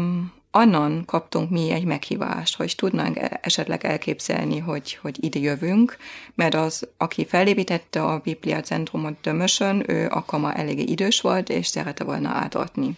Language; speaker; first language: Hungarian; non-native, fluent; German